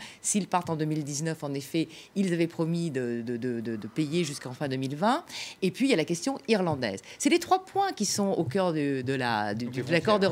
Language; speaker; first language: French; native; French